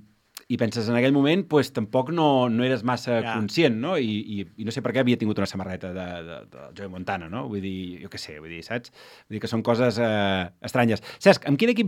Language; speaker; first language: Catalan; native; Catalan